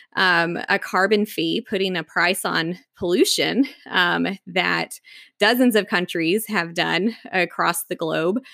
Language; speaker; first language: English; native; English